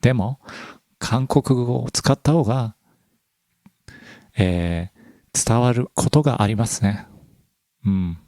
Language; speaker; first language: Japanese; native; Japanese